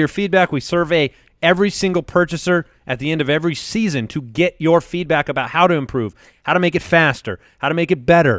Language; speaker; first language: English; native; English